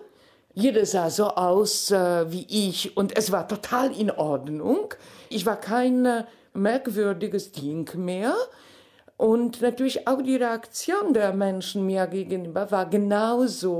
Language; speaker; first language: German; non-native, fluent; Polish